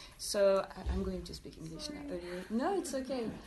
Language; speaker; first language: English; non-native, fluent; French